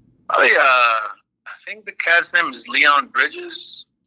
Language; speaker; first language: English; early bilingual, other home language; Spanish